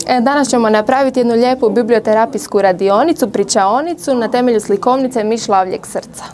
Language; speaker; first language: Croatian; native; Croatian